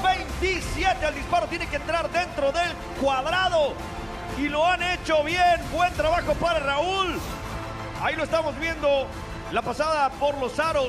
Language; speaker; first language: Spanish; native; Spanish